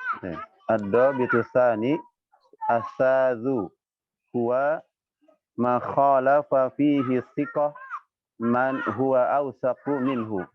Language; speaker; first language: Arabic; non-native, learner; Indonesian